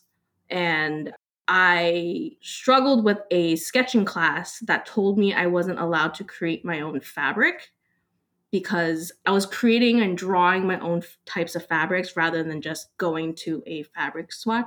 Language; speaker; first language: English; early bilingual, other home language; Cantonese